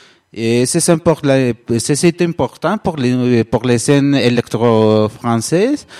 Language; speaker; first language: French; non-native, learner; Spanish